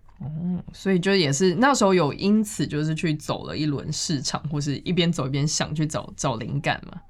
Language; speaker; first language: Chinese; native; Chinese